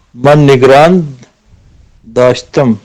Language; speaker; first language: Persian; non-native, learner; Urdu